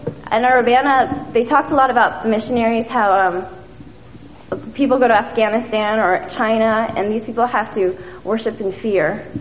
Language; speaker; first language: English; early bilingual, other home language; Min Nan Chinese